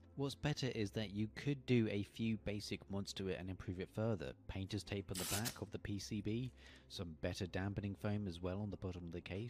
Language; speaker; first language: English; native; English